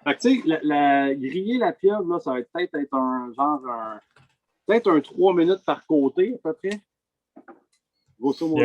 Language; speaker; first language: French; native; French